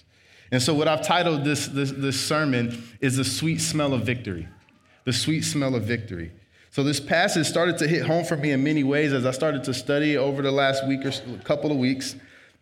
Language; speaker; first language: English; native; English